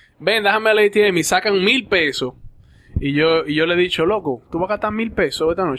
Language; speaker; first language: Spanish; early bilingual, other home language; English